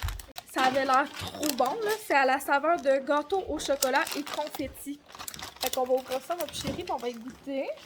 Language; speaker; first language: French; native; French